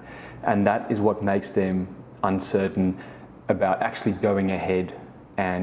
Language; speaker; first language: English; early bilingual, other home language; Afrikaans